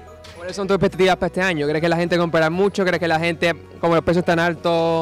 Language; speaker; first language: Spanish; native; Spanish